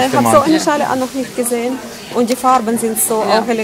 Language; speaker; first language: German; non-native, fluent; Russian